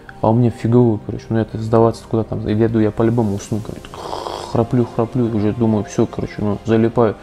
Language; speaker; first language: Russian; early bilingual, other home language; Azerbaijani